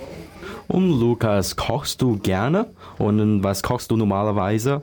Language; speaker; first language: German; non-native, learner; Chinese